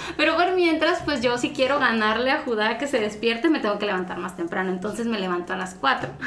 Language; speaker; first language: Spanish; native; Spanish